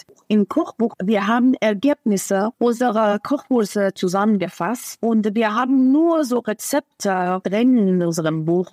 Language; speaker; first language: German; non-native, fluent; Persian